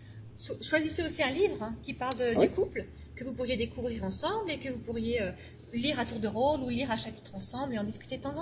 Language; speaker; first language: French; native; French